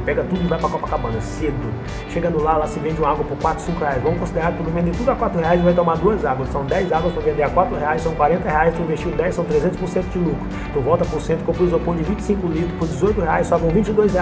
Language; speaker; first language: Portuguese; native; Portuguese